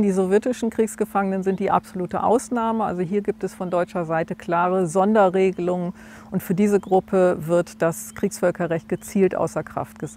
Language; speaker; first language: German; native; German